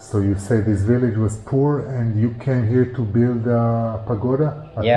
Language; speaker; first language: English; non-native, fluent; Hebrew